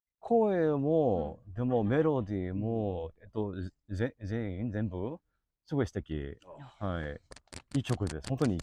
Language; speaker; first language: Japanese; non-native, learner; English